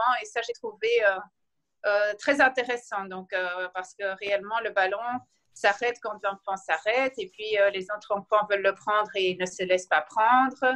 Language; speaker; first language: French; non-native, learner; Spanish